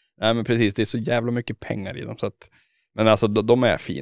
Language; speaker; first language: Swedish; native; Swedish